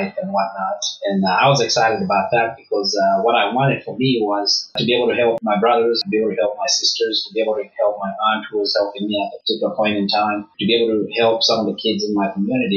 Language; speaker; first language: English; early bilingual, other home language; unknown